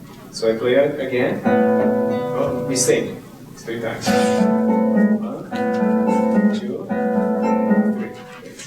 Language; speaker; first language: English; non-native, fluent; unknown